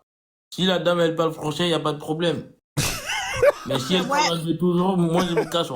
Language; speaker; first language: French; native; French